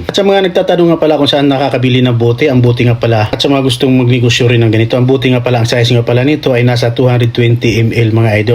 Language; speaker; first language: Filipino; native; Filipino